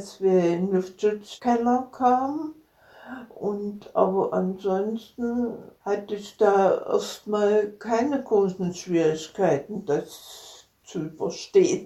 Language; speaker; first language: German; native; German